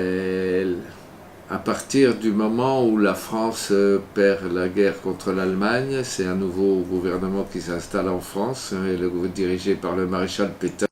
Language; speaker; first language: French; native; French